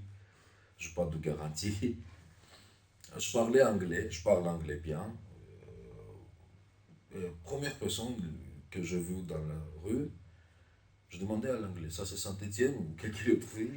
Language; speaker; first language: French; non-native, learner; Armenian